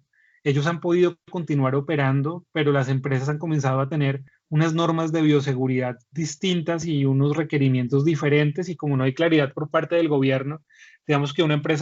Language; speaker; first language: Spanish; native; Spanish